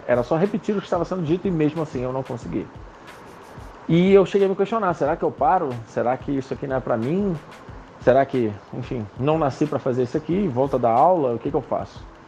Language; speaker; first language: Portuguese; non-native, local second language; Spanish